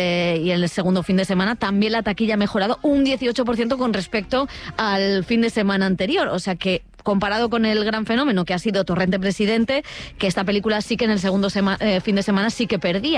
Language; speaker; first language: Spanish; native; Spanish